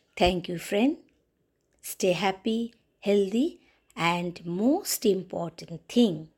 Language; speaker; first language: English; non-native, local second language; Bangla